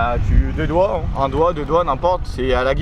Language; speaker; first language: French; native; French